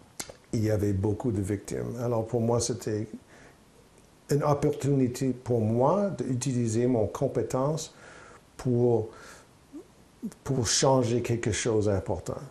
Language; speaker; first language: French; non-native, local second language; English